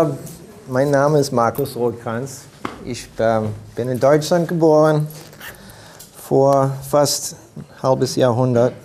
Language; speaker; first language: German; early bilingual, heritage; German